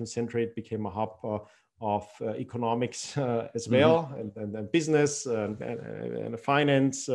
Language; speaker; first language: English; non-native, fluent; German